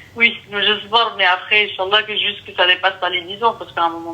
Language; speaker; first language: French; early bilingual, other home language; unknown